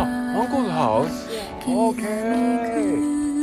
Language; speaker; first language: English; non-native, learner; Japanese